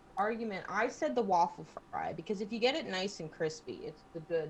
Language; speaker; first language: English; native; English